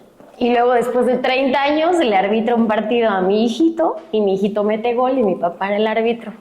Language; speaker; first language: Spanish; native; Spanish